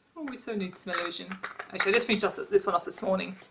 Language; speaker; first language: English; native; English